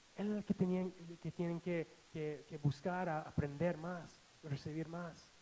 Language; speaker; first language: Spanish; non-native, fluent; English